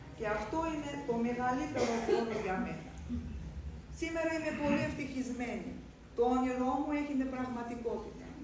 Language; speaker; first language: Greek; non-native, fluent; Russian